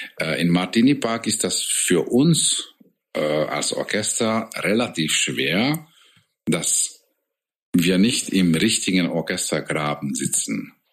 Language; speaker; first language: German; non-native, fluent; Hungarian